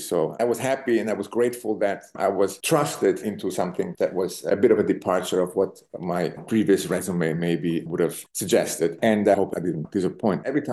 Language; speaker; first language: English; non-native, fluent; Italian